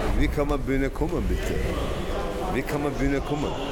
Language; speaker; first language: German; native; German